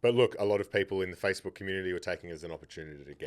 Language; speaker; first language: English; native; English